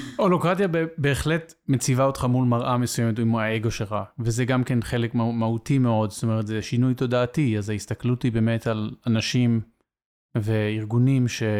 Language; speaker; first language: Hebrew; native; Hebrew